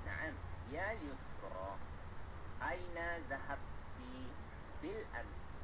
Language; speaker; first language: Arabic; non-native, fluent; Malay